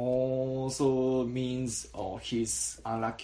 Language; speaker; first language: English; non-native, learner; Japanese